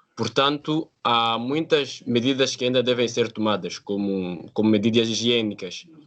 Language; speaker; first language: Portuguese; non-native, fluent; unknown